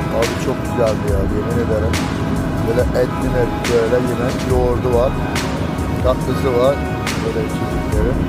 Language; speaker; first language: Turkish; non-native, fluent; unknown